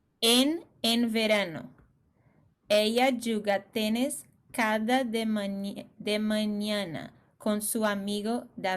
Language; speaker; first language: Spanish; non-native, learner; English